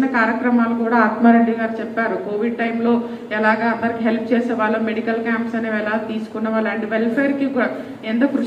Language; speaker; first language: Telugu; native; Telugu